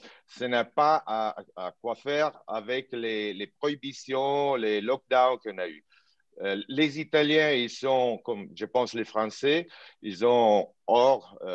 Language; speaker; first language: French; non-native, fluent; Italian